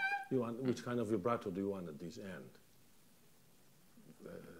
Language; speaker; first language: English; non-native, fluent; Catalan